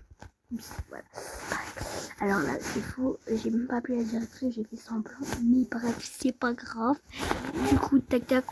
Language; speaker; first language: French; native; French